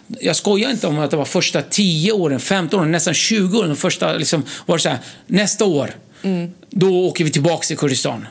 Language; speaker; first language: Swedish; early bilingual, other home language; Kurdish